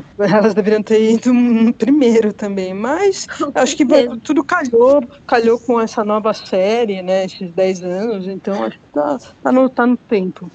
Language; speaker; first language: Portuguese; native; Portuguese